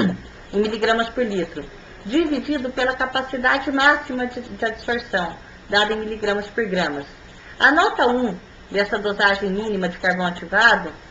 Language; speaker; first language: Portuguese; native; Portuguese